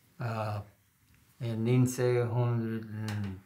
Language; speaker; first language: English; non-native, learner; German